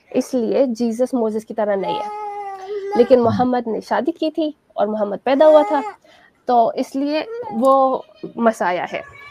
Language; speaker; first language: Urdu; non-native, fluent; Persian